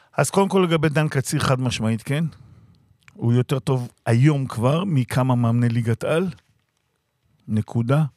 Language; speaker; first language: Hebrew; native; Hebrew